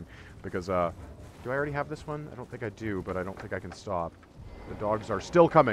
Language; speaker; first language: English; native; English